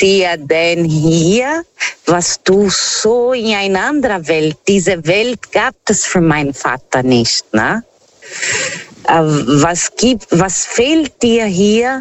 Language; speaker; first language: German; non-native, learner; Portuguese